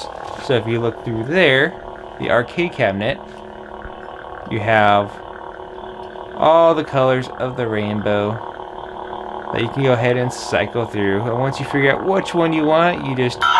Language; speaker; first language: English; native; English